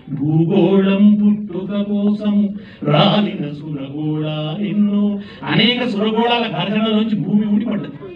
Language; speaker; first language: Telugu; native; Telugu